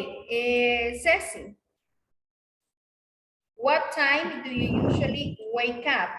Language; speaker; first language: English; non-native, learner; Spanish